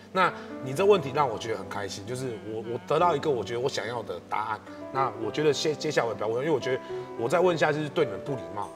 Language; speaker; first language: Chinese; native; Chinese